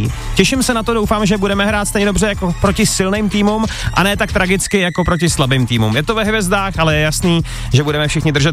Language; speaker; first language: Czech; native; Czech